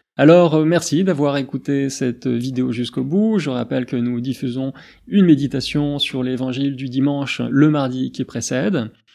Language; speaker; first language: French; native; French